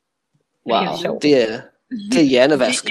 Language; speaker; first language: Danish; non-native, fluent; English